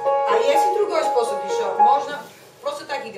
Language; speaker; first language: Russian; non-native, fluent; Bulgarian